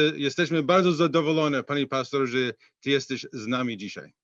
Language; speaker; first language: Polish; early bilingual, heritage; Polish